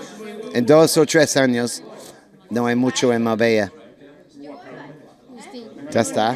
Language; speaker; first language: Spanish; non-native, learner; English